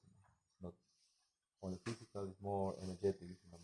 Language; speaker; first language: English; non-native, learner; Spanish